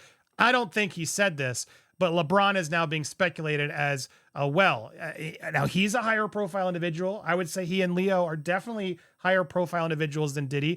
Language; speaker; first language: English; native; English